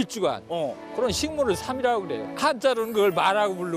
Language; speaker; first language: Korean; native; Korean